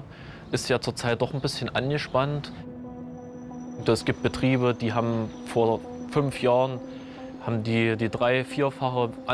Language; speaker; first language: German; native; German